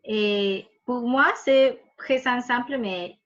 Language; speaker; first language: French; non-native, fluent; Spanish